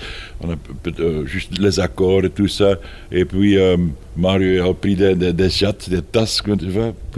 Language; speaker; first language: French; non-native, fluent; Dutch